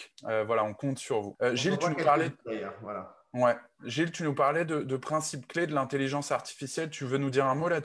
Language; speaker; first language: French; native; French